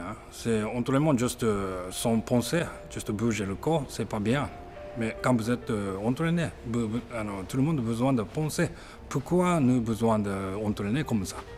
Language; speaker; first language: French; non-native, learner; Japanese